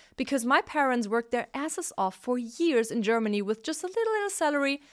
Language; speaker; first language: English; non-native, fluent; Italian